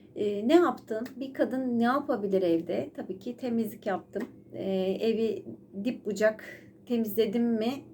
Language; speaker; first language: Turkish; native; Turkish